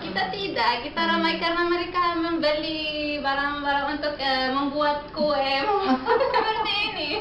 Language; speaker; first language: Indonesian; non-native, learner; Arabic